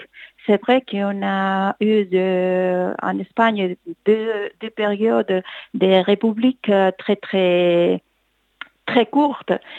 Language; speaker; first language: French; non-native, fluent; Spanish